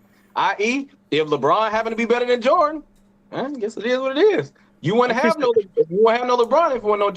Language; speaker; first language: English; native; English